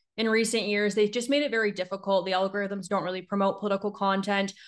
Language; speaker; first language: English; native; English